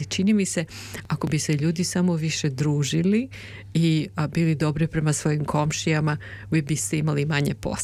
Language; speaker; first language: Serbian; native; Serbian